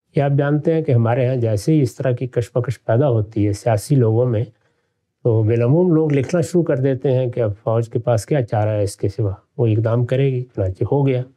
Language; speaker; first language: Urdu; non-native, local second language; Punjabi